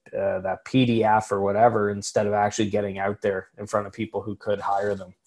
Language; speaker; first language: English; native; English